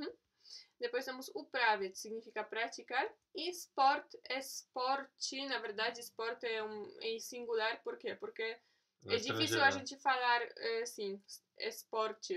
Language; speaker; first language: Portuguese; non-native, fluent; Polish